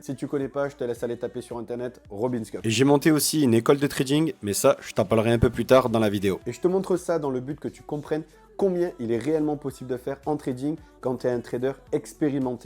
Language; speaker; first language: French; native; French